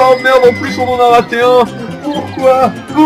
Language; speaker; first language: French; native; French